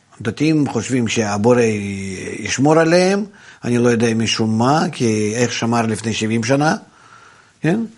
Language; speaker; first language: Hebrew; non-native, fluent; Russian